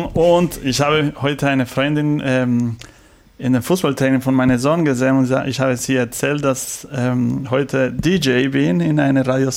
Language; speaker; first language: German; non-native, learner; Spanish